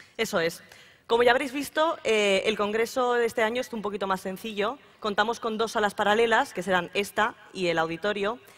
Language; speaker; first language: Spanish; native; Spanish